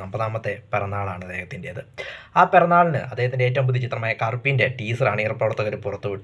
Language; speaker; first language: Malayalam; native; Malayalam